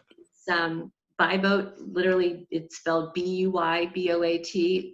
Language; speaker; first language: English; native; English